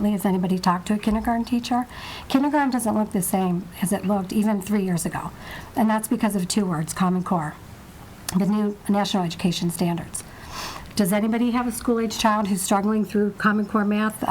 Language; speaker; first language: English; native; English